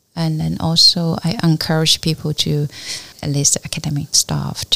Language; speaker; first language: English; non-native, learner; Chinese